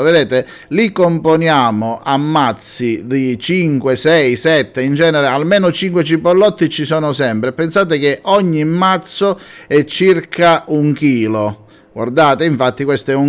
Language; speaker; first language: Italian; native; Italian